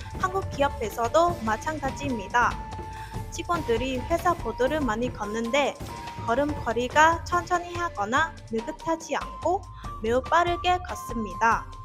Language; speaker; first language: Korean; non-native, learner; Vietnamese